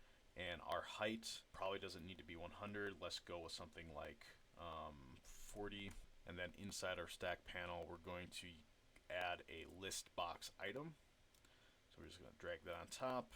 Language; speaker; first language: English; native; English